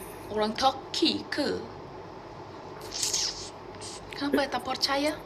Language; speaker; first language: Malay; non-native, fluent; Korean